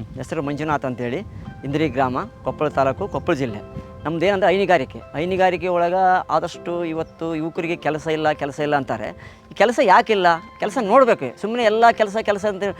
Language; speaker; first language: Kannada; native; Kannada